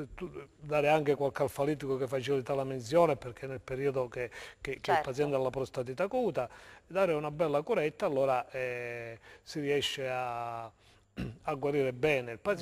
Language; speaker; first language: Italian; native; Italian